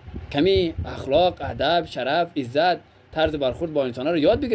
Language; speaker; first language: Persian; native; Persian